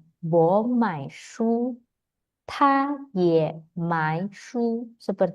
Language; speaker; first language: Chinese; non-native, fluent; Indonesian